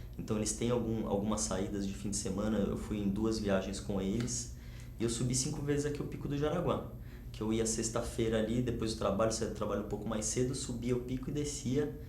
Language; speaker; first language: Portuguese; native; Portuguese